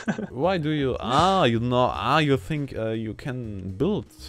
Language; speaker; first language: English; non-native, learner; German